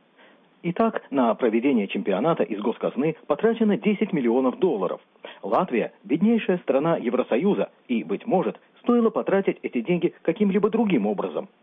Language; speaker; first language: Russian; native; Russian